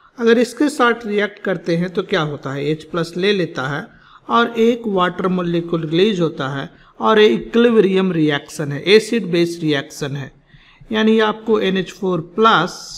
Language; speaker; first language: Hindi; native; Hindi